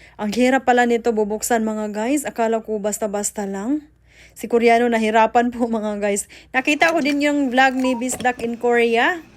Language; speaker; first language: Filipino; non-native, local second language; Cebuano